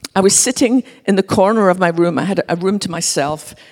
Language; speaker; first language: English; native; English